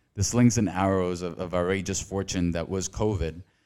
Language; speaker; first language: English; non-native, fluent; Spanish